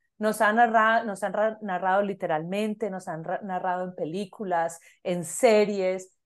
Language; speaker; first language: Spanish; native; Spanish